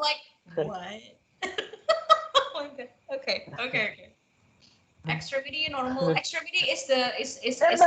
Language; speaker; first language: English; non-native, fluent; Indonesian